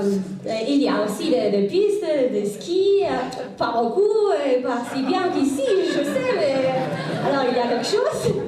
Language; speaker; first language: French; non-native, fluent; Spanish